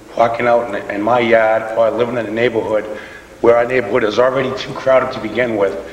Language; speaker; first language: English; native; English